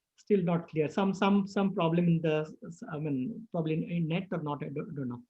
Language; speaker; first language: English; non-native, local second language; Marathi